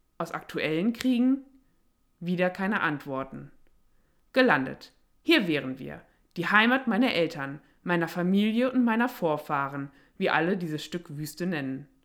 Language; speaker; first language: German; native; German